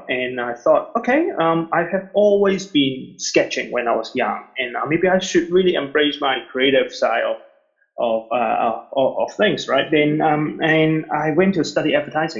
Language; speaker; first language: English; non-native, local second language; Cantonese